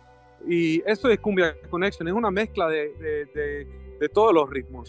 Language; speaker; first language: Spanish; non-native, fluent; Swedish